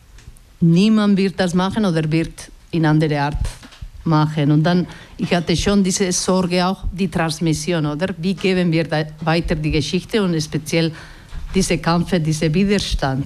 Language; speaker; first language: German; non-native, learner; Basque